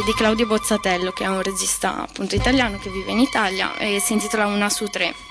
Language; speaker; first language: Italian; native; Italian